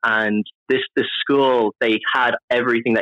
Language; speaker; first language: English; native; English